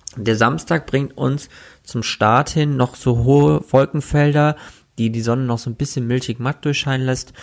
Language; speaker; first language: German; native; German